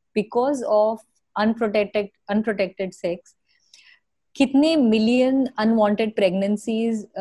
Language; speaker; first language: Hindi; non-native, local second language; Marathi